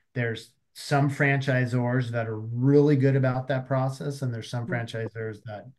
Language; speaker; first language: English; native; English